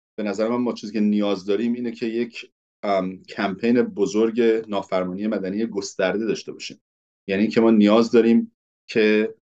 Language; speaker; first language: Persian; early bilingual, heritage; Persian